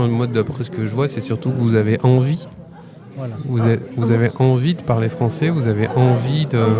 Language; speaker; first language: French; native; French